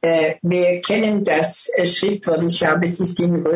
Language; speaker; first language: German; non-native, fluent; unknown